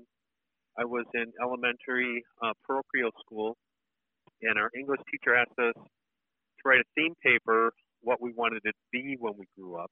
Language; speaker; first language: English; native; English